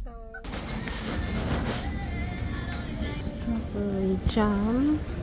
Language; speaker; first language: English; non-native, local second language; Filipino